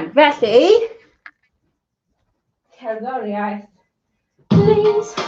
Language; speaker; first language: Welsh; non-native, learner; English